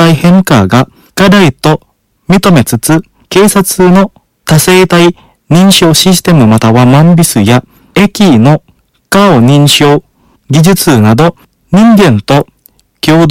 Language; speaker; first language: Japanese; non-native, fluent; Indonesian